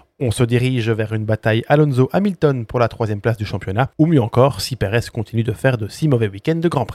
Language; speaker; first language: French; native; French